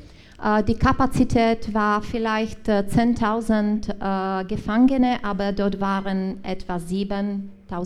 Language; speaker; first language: German; non-native, learner; Czech